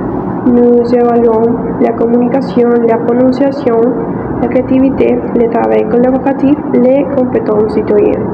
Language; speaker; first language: French; non-native, fluent; Spanish